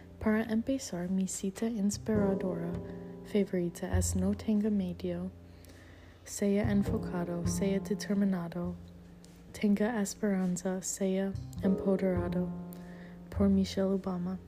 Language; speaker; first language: Spanish; non-native, learner; English